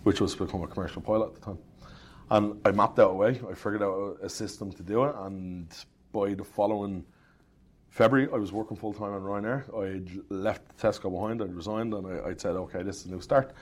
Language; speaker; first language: English; native; English